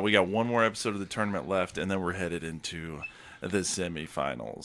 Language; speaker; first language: English; native; English